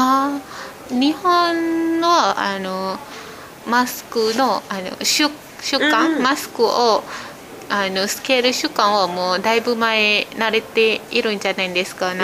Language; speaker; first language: Japanese; non-native, fluent; Malay